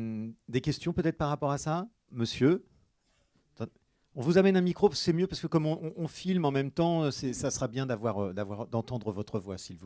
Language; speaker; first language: French; native; French